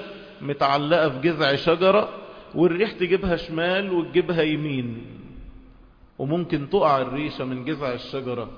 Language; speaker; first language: Arabic; native; Arabic